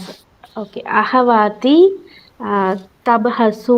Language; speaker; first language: Arabic; non-native, learner; Tamil